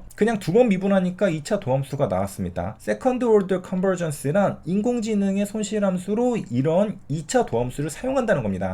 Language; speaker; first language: Korean; native; Korean